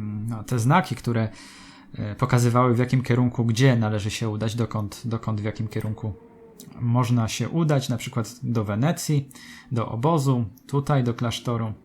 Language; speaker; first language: Polish; native; Polish